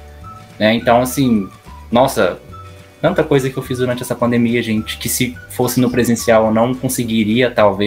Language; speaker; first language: Portuguese; native; Portuguese